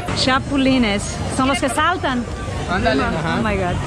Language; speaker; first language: English; non-native, fluent; Portuguese